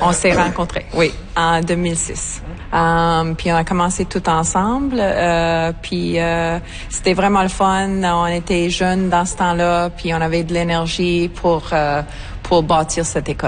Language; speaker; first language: French; native; French